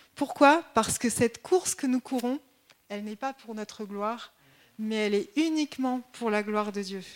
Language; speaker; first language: French; native; French